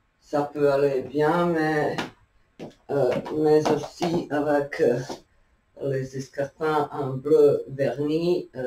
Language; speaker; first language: French; non-native, fluent; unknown